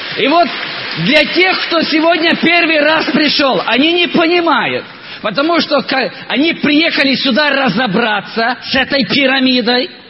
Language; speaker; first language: Russian; non-native, local second language; Ukrainian